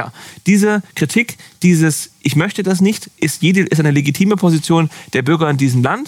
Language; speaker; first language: German; native; German